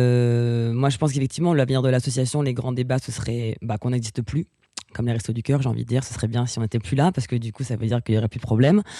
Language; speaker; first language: French; native; French